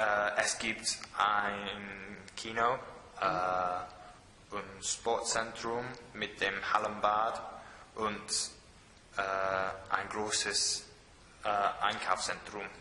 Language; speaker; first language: German; non-native, learner; English